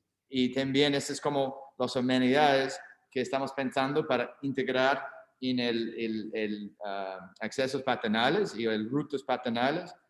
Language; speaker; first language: Spanish; non-native, learner; English